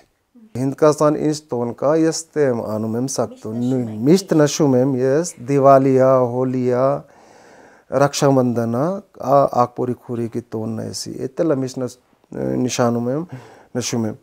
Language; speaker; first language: Armenian; non-native, learner; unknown